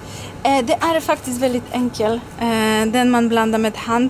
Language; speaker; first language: Swedish; non-native, learner; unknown